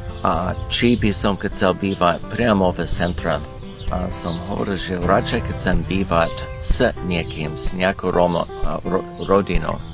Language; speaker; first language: Slovak; non-native, learner; English